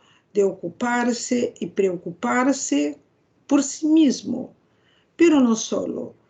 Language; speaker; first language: Spanish; non-native, fluent; Portuguese